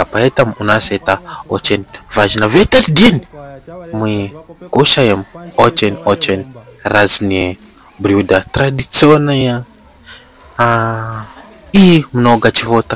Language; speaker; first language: Russian; non-native, learner; Bemba